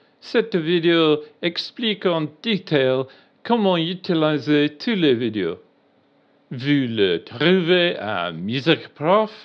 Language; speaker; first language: French; non-native, learner; English